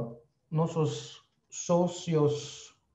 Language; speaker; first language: Spanish; non-native, fluent; Slovenian